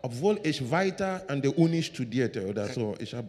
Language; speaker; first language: German; non-native, learner; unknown